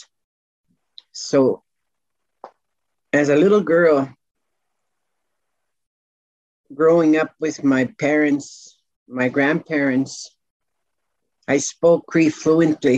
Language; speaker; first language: English; non-native, local second language; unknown